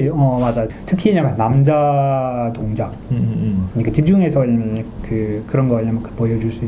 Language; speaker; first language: Korean; non-native, learner; English